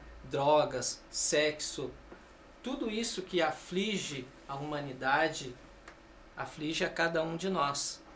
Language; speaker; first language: Portuguese; native; Portuguese